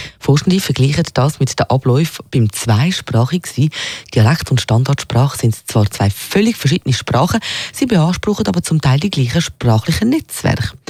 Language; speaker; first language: German; native; German